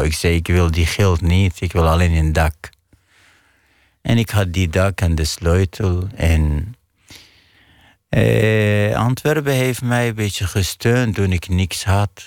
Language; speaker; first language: Dutch; non-native, fluent; Arabic